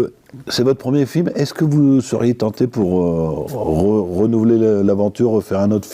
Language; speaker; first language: French; native; French